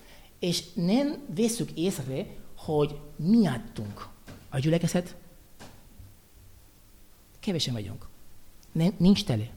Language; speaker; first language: Hungarian; non-native, learner; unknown